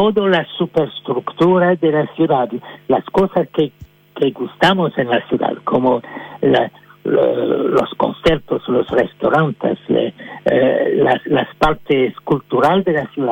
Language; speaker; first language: Spanish; non-native, fluent; French